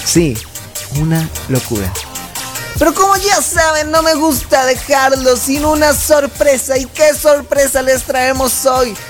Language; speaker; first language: Spanish; native; Spanish